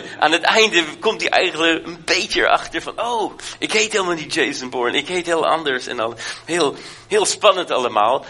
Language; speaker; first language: Dutch; native; Dutch